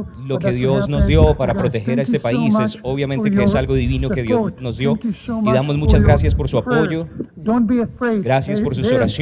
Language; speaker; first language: Spanish; native; Spanish